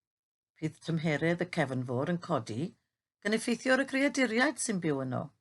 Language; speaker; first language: Welsh; native; Welsh